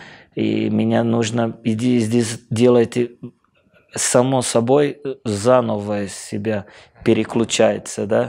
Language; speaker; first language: Russian; non-native, fluent; Portuguese